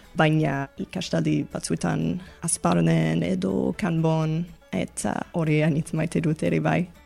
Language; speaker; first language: Basque; non-native, learner; English